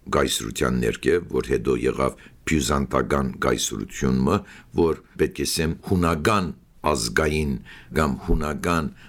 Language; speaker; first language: Armenian; early bilingual, heritage; Armenian